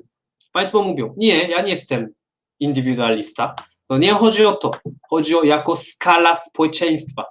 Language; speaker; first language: Polish; non-native, fluent; Korean